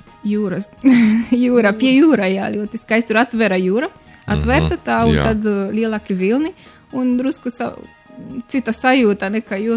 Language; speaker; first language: Latvian; non-native, learner; Romanian